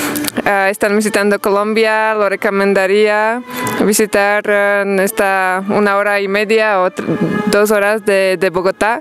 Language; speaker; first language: Spanish; non-native, fluent; Slovak